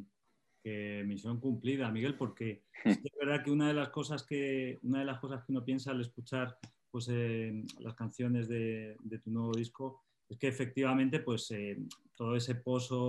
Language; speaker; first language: Spanish; native; Spanish